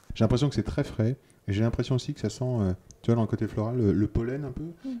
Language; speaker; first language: French; native; French